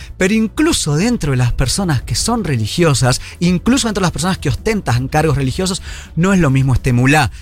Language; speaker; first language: Spanish; native; Spanish